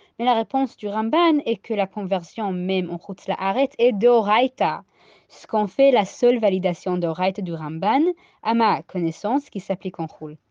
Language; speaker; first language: French; non-native, fluent; English